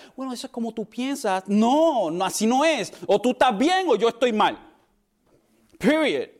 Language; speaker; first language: Spanish; early bilingual, heritage; Spanish